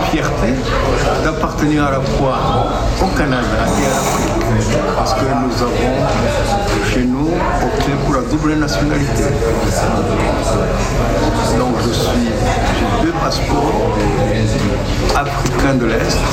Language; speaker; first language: French; non-native, local second language; Rundi